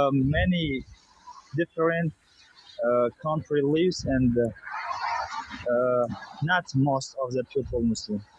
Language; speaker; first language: English; non-native, learner; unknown